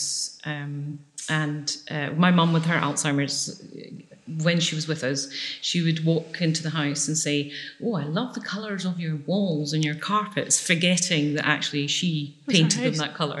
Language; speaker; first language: English; native; English